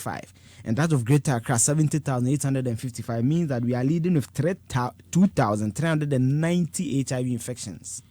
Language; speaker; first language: English; non-native, local second language; Akan